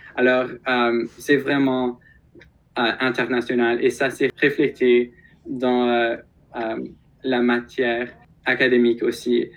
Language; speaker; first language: French; non-native, local second language; English